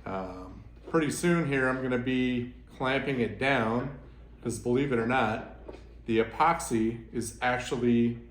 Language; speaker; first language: English; native; English